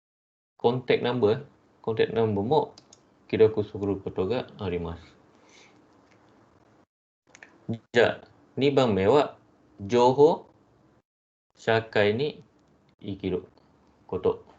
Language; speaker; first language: Japanese; non-native, fluent; Malay